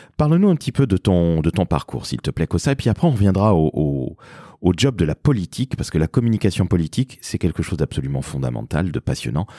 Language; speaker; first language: French; native; French